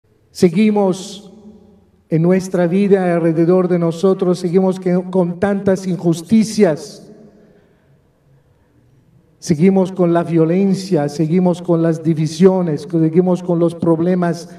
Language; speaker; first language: Spanish; non-native, fluent; Maltese